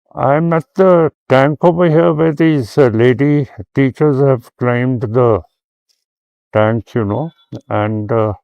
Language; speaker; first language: English; non-native, local second language; Punjabi